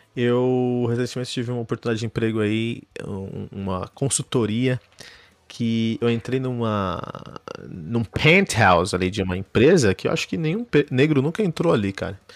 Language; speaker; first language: Portuguese; early bilingual, heritage; Portuguese